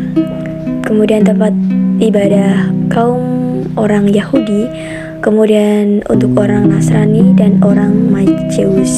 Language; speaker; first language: Indonesian; native; Indonesian